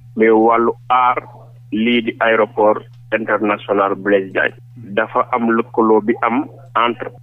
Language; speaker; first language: Wolof; non-native, local second language; Jola-Fonyi